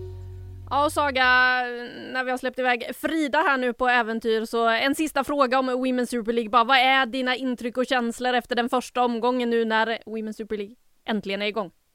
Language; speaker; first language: Swedish; native; Swedish